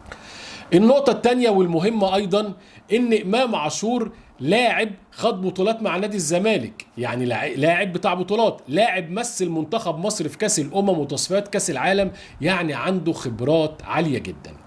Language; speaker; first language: Arabic; native; Arabic